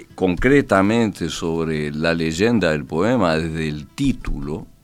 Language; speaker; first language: Spanish; native; Spanish